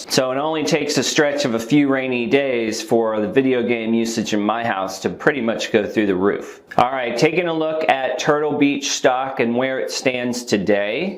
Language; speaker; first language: English; native; English